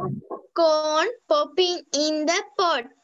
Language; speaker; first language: English; non-native, learner; Sinhala